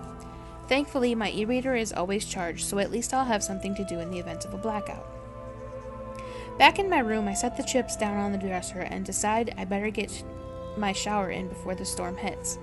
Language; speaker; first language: English; native; English